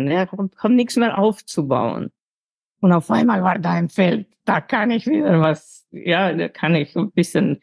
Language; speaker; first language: German; non-native, fluent; Slovenian